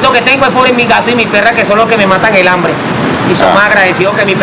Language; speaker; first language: Spanish; native; Spanish